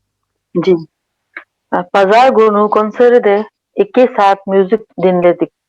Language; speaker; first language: Turkish; non-native, learner; Urdu